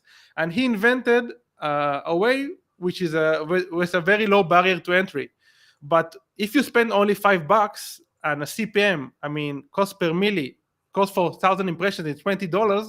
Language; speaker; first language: English; non-native, fluent; Hebrew